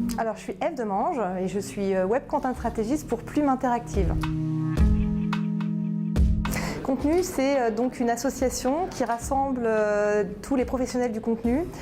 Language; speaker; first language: French; native; French